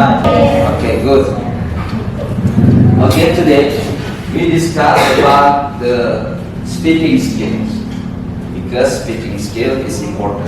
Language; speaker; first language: English; non-native, learner; Indonesian